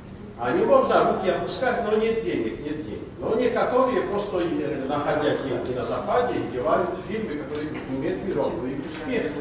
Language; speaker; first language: Russian; non-native, local second language; Georgian